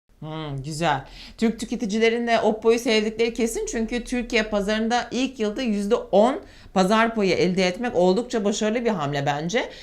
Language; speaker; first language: Turkish; native; Turkish